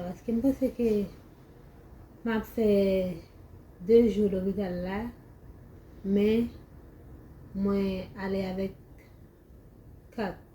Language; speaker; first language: French; non-native, learner; Haitian Creole